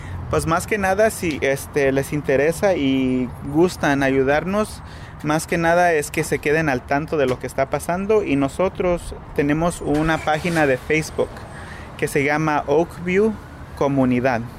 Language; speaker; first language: Spanish; early bilingual, heritage; Spanish